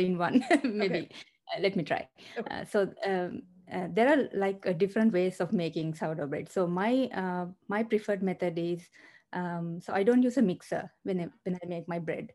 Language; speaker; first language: English; non-native, local second language; Sinhala